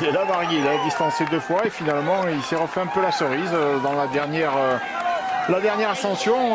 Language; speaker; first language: French; native; French